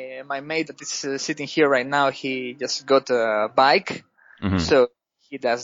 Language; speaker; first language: English; non-native, fluent; Spanish